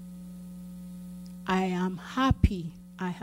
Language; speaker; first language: English; non-native, local second language; Yoruba